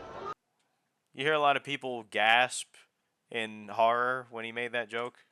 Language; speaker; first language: English; native; English